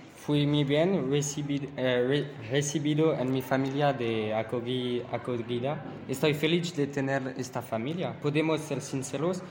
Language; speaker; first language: Spanish; non-native, learner; French